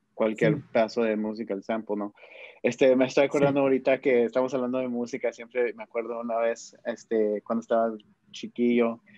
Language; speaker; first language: Spanish; early bilingual, heritage; Spanish